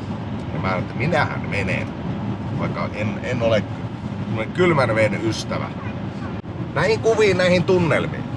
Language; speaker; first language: Finnish; native; Finnish